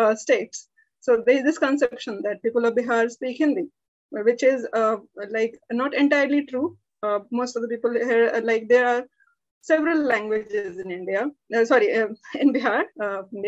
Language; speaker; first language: English; early bilingual, other home language; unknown